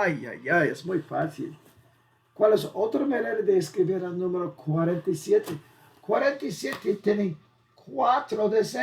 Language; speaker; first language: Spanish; non-native, fluent; English